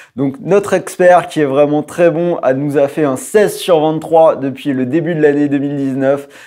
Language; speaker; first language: French; native; French